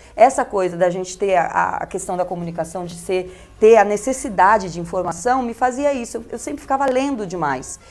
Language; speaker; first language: Portuguese; early bilingual, other home language; Spanish